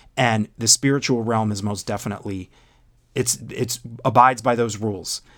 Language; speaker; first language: English; native; English